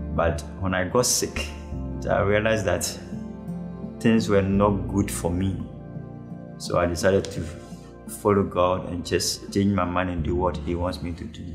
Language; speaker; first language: English; non-native, local second language; Akan